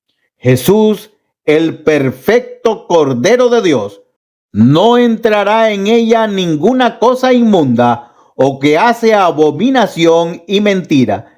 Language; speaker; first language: Spanish; native; Spanish